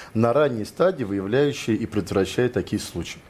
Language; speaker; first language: Russian; native; Russian